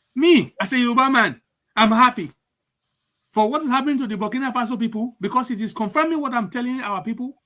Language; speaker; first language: English; non-native, local second language; Yoruba